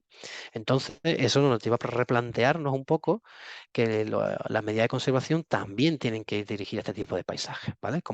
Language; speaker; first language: Spanish; native; Spanish